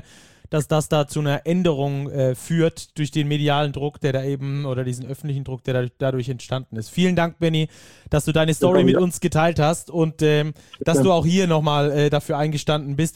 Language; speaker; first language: German; native; German